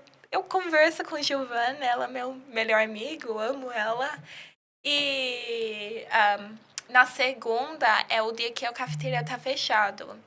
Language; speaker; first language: Portuguese; early bilingual, heritage; English